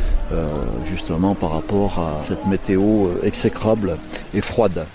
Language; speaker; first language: French; native; French